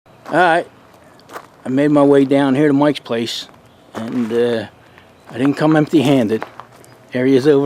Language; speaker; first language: English; native; English